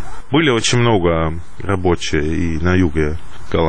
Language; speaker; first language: Russian; non-native, fluent; Dutch